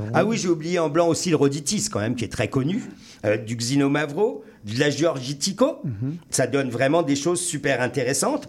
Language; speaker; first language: French; native; French